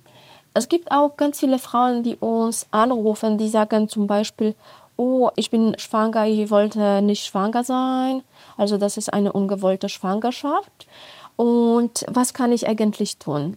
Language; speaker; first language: German; non-native, fluent; Polish